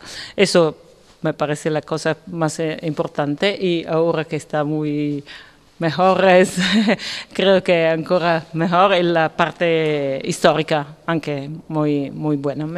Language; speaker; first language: Spanish; non-native, learner; Italian